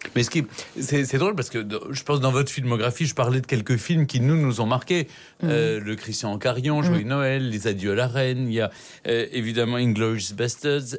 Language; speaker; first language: French; native; French